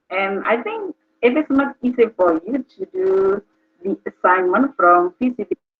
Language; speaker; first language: English; non-native, learner; Indonesian